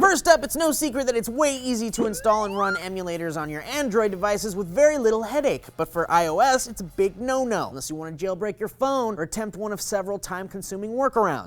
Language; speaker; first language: English; native; English